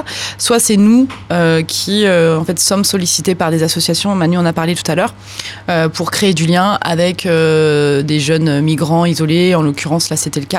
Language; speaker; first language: French; native; French